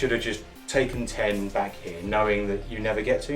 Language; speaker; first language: English; native; English